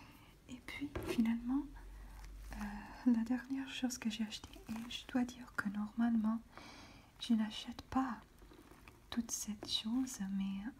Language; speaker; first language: French; non-native, fluent; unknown